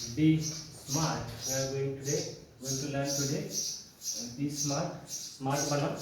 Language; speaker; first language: English; non-native, local second language; Marathi